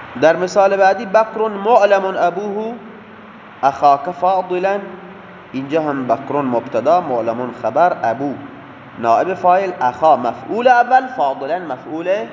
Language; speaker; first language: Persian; non-native, local second language; Baluchi